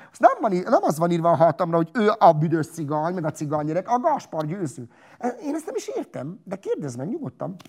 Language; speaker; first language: Hungarian; non-native, local second language; Romany